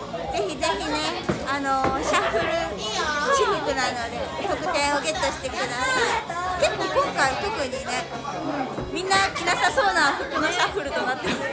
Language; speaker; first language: Japanese; native; Japanese